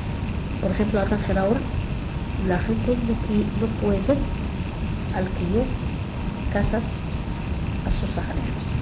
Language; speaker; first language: Spanish; non-native, fluent; Arabic